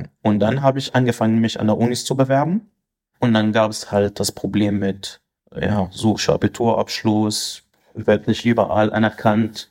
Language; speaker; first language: German; non-native, fluent; Arabic